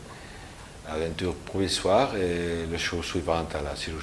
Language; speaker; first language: French; non-native, learner; Spanish